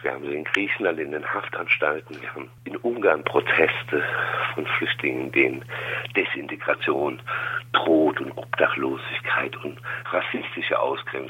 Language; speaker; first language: German; native; German